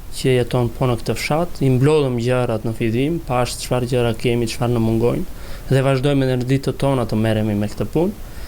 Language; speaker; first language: Albanian; non-native, local second language; Macedonian